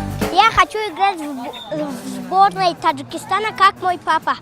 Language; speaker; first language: Russian; non-native, local second language; Tajik